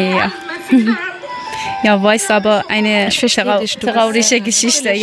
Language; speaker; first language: German; non-native, learner; Persian